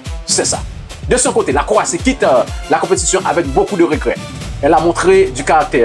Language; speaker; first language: French; non-native, local second language; Haitian Creole